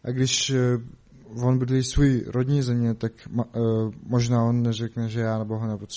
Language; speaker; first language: Czech; non-native, learner; Mongolian